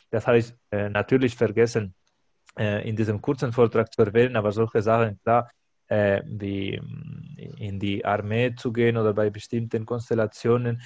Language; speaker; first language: German; non-native, fluent; Spanish